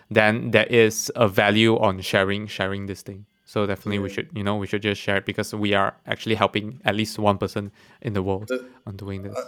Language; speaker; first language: English; non-native, local second language; Chinese